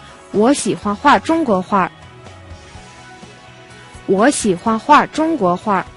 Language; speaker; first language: Chinese; non-native, fluent; Mongolian